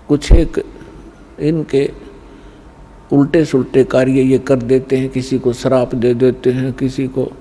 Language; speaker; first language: Hindi; native; Hindi